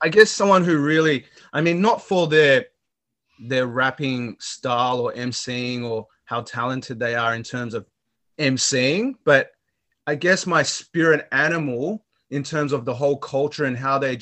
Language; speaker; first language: English; native; English